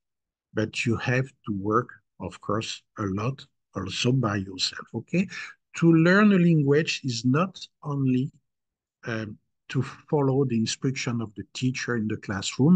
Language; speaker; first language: English; non-native, fluent; French